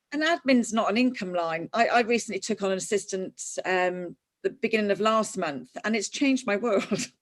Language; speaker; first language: English; native; English